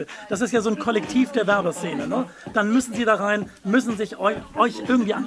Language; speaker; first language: German; native; German